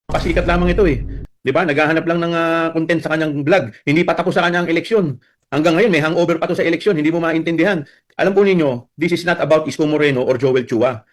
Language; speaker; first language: Filipino; native; Filipino